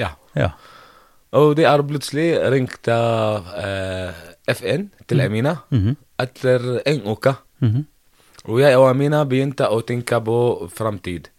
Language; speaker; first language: Norwegian; non-native, learner; Arabic